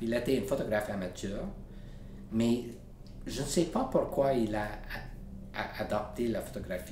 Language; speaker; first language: French; non-native, local second language; English